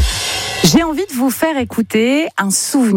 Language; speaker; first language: French; native; French